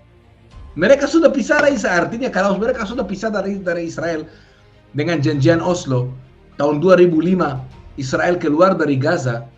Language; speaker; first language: Indonesian; non-native, fluent; Hebrew